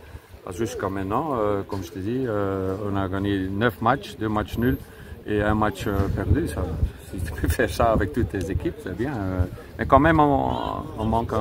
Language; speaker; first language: French; non-native, fluent; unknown